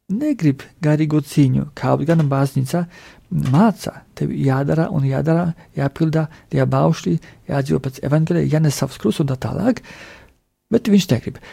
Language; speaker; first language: Latvian; non-native, fluent; Polish